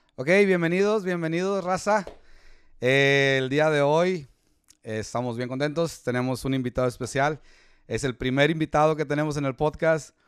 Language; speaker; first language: Spanish; early bilingual, heritage; Spanish